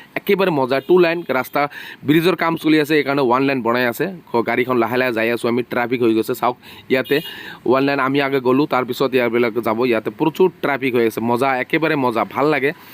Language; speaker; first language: Assamese; non-native, local second language; Bangla